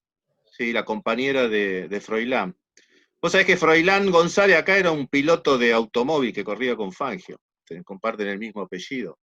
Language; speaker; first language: Spanish; native; Spanish